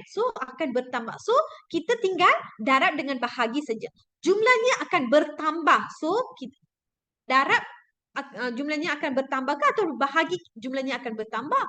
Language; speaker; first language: Malay; non-native, local second language; Tamil